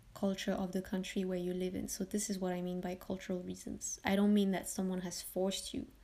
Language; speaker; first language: English; early bilingual, heritage; French